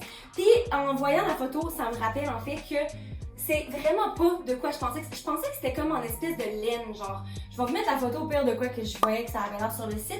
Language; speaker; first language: French; native; French